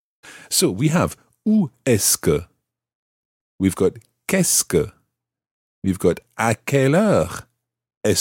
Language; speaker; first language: French; non-native, fluent; English